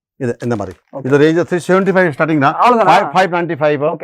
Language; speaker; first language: Tamil; non-native, local second language; Kannada